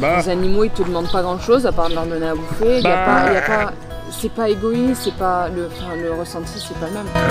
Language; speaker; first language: French; native; French